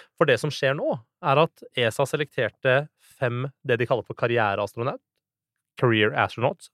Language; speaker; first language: Norwegian; early bilingual, other home language; Persian